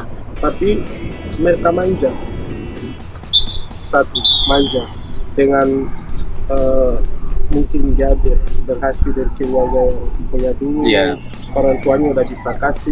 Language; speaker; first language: Indonesian; non-native, fluent; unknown